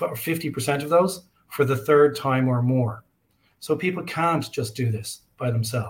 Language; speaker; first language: English; native; English